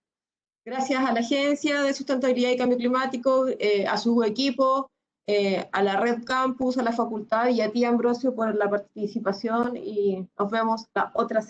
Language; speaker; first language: Spanish; native; Spanish